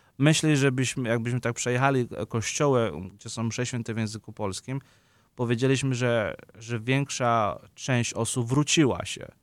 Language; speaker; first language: Polish; native; Polish